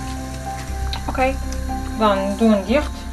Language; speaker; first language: Dutch; non-native, learner; Arabic